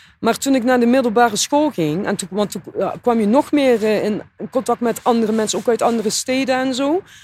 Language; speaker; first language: Dutch; native; Dutch